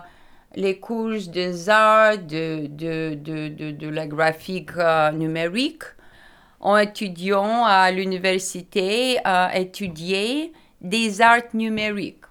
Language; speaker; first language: French; non-native, learner; Lithuanian